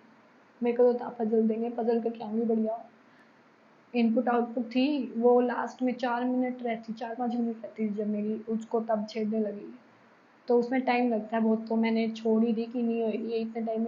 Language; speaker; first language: Hindi; native; Hindi